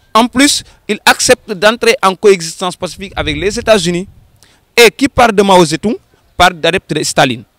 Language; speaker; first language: French; non-native, local second language; Wolof